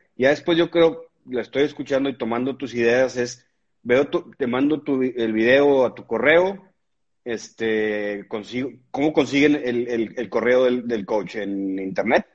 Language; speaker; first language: Spanish; native; Spanish